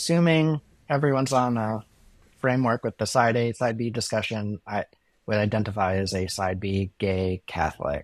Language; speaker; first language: English; native; English